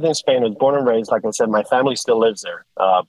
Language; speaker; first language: English; non-native, fluent; Spanish